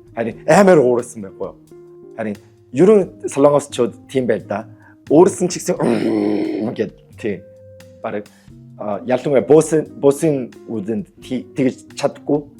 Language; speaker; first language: Mongolian; non-native, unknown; Korean